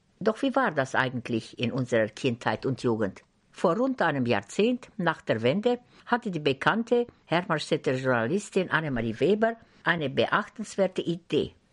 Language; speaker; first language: German; native; German